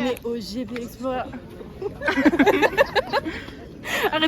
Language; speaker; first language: French; native; French